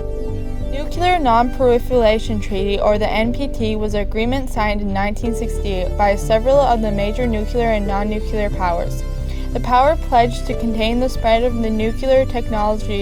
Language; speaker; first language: English; native; English